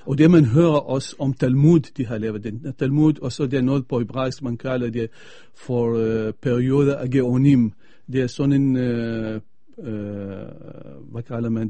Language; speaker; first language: Danish; non-native, fluent; Arabic